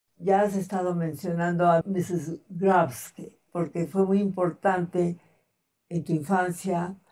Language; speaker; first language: Spanish; native; Spanish